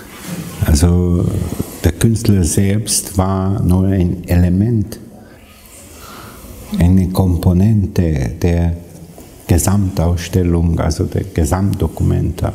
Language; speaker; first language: German; non-native, fluent; Hungarian